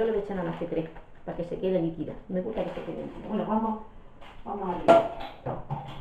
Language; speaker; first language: Spanish; native; Spanish